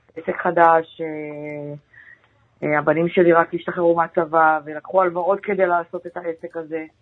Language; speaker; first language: Hebrew; native; Hebrew